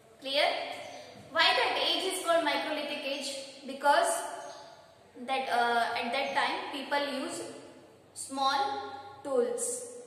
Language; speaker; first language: English; non-native, local second language; Kannada